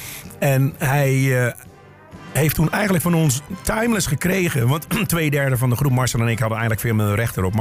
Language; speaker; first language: Dutch; native; Dutch